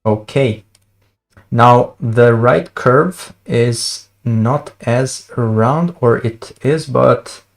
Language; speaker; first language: English; non-native, fluent; Albanian